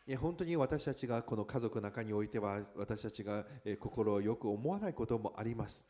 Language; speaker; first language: Japanese; non-native, fluent; Chinese